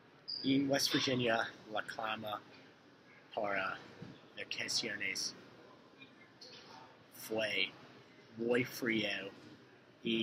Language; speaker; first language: Spanish; non-native, learner; English